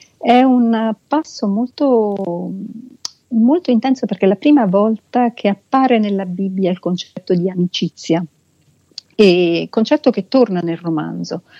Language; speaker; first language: Italian; native; Italian